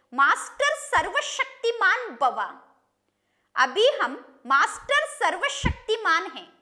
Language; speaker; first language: Hindi; non-native, local second language; Kannada